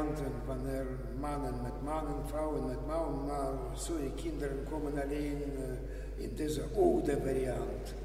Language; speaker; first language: German; non-native, learner; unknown